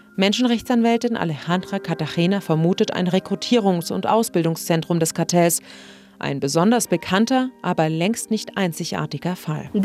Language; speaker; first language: German; native; German